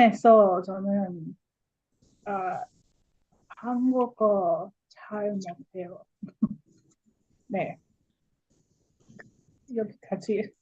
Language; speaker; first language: Korean; non-native, learner; English